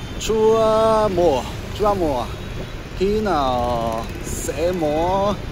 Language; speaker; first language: Vietnamese; non-native, learner; Japanese